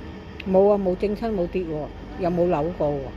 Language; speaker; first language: Cantonese; non-native, fluent; Punjabi